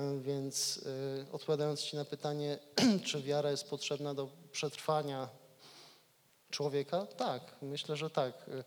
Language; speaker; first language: Polish; native; Polish